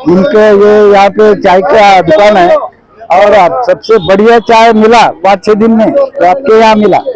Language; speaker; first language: Hindi; non-native, local second language; Marathi